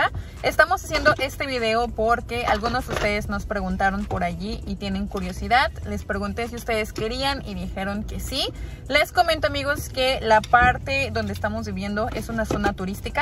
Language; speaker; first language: Spanish; native; Spanish